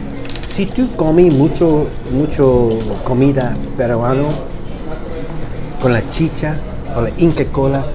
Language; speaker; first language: Spanish; non-native, learner; English